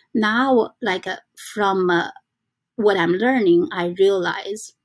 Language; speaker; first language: English; non-native, learner; Chinese